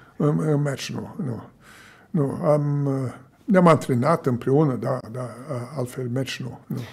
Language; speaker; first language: Romanian; early bilingual, heritage; Romanian